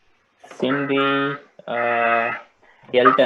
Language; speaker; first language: German; non-native, learner; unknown